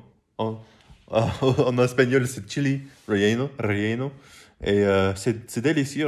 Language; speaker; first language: French; non-native, learner; English